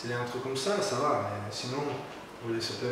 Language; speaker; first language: French; non-native, learner; Portuguese